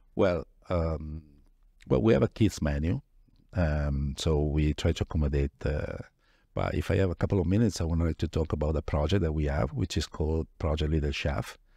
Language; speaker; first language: English; non-native, fluent; Italian